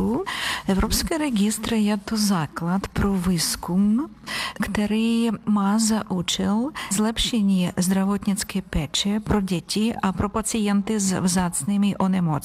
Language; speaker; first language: Czech; non-native, learner; Ukrainian